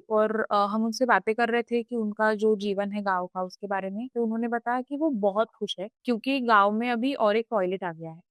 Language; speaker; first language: Hindi; non-native, local second language; Marathi